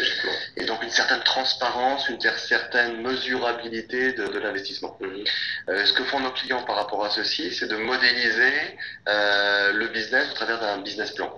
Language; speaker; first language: French; native; French